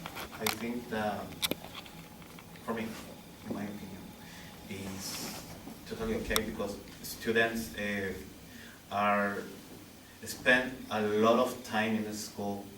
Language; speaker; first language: English; non-native, learner; Spanish